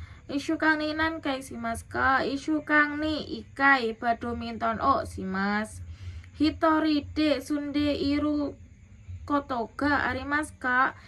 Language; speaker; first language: Japanese; non-native, learner; Indonesian